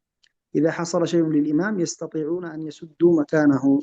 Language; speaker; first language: Arabic; native; Arabic